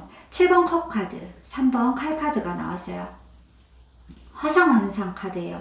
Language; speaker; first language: Korean; native; Korean